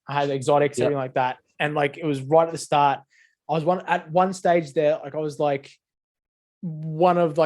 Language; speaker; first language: English; native; English